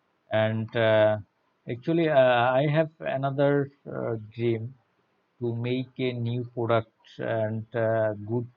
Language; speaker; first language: English; non-native, learner; Bangla